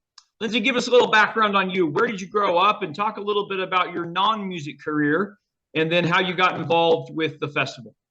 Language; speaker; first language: English; native; English